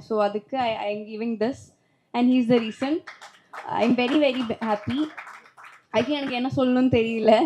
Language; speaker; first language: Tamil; non-native, learner; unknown